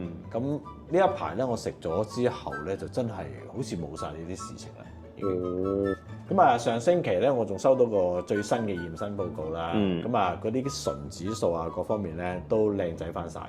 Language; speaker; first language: Cantonese; native; Cantonese